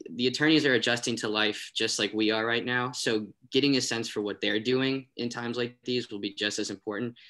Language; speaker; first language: English; native; English